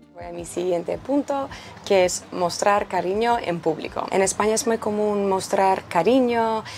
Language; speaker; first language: Spanish; non-native, fluent; English